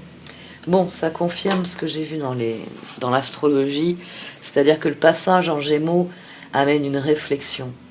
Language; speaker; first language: French; native; French